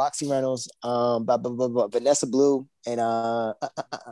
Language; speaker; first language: English; native; English